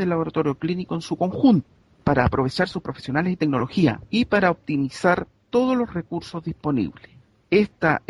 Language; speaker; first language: Spanish; native; Spanish